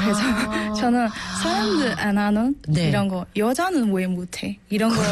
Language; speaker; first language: Korean; non-native, learner; Thai